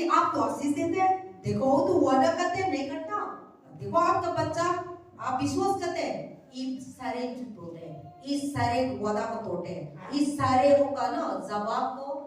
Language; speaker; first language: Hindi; non-native, local second language; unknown